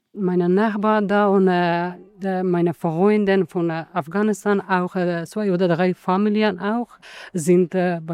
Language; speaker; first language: German; non-native, learner; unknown